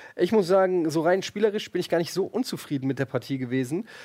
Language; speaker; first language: German; native; German